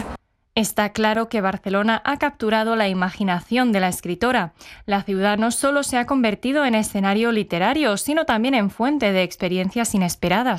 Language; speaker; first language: Spanish; non-native, fluent; Czech